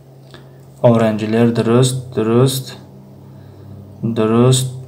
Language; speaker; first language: Turkish; non-native, fluent; Tajik